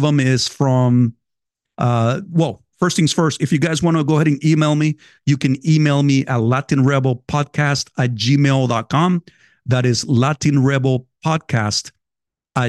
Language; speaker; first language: English; non-native, fluent; Spanish